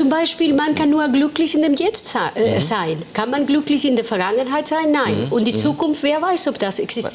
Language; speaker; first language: German; non-native, fluent; Spanish